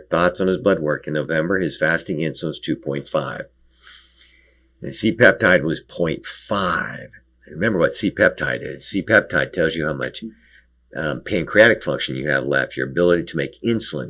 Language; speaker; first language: English; native; English